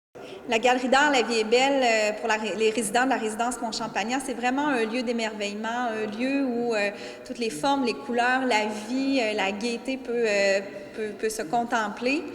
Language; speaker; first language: French; native; French